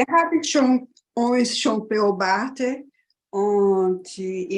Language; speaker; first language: German; non-native, learner; Portuguese